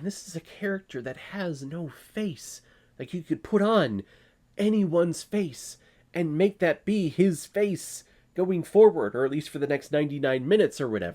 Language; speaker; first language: English; native; English